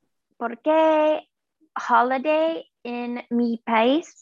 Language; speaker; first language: Spanish; non-native, learner; English